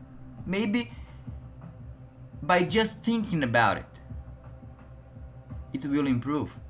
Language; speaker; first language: English; non-native, fluent; Portuguese